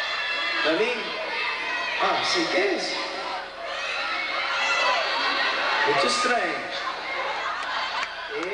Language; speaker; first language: Portuguese; non-native, learner; English